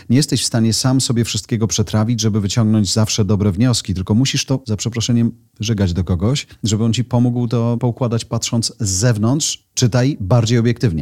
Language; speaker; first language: Polish; native; Polish